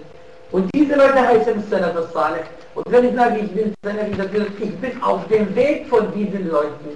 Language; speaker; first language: German; non-native, fluent; Arabic